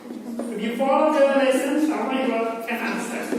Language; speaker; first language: English; non-native, learner; Indonesian